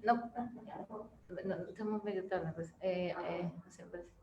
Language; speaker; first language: Spanish; native; Spanish